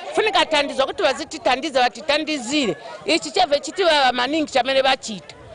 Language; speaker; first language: Nyanja; native; Nyanja